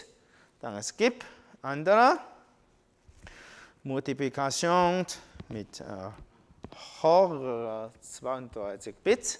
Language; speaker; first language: German; non-native, learner; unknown